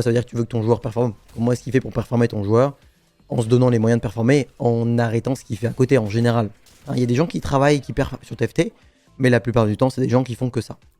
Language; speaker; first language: French; native; French